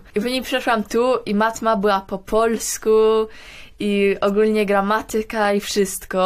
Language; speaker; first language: Polish; early bilingual, heritage; Polish